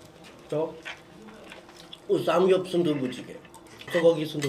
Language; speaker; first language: Korean; non-native, learner; Indonesian